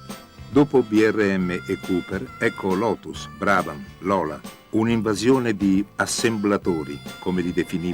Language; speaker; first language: Italian; native; Italian